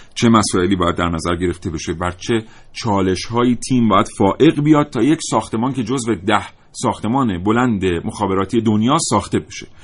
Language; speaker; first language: Persian; native; Persian